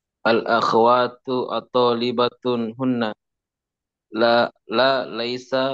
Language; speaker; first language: Arabic; non-native, learner; Indonesian